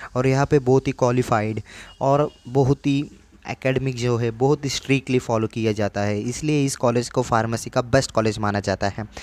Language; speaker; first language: Hindi; non-native, local second language; Marathi